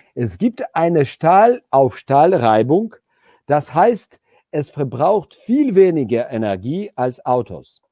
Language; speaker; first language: German; non-native, fluent; Georgian